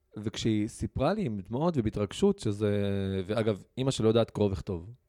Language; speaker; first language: Hebrew; non-native, local second language; Arabic